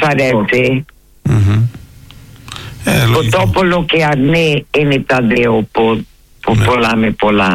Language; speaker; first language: Greek; early bilingual, heritage; Greek